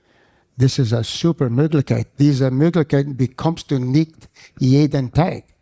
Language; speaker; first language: German; non-native, fluent; English